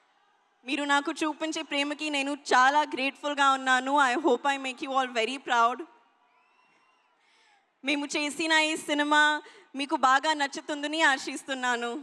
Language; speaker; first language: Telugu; non-native, learner; Hindi